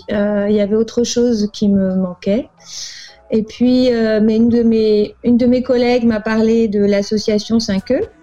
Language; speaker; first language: French; native; French